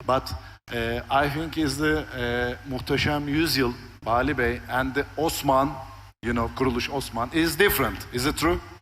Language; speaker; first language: English; non-native, learner; Turkish